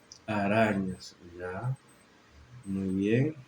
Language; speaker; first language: Spanish; native; Spanish